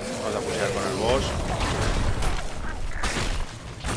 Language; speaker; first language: Spanish; native; Spanish